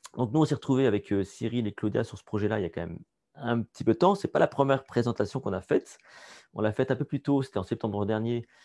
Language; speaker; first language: French; native; French